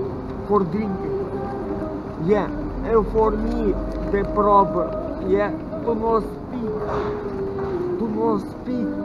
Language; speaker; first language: English; non-native, learner; Russian